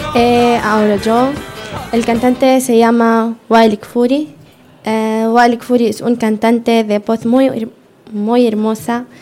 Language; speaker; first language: Spanish; non-native, learner; Arabic